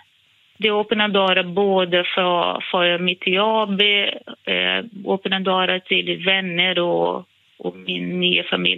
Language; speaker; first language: Swedish; non-native, fluent; Portuguese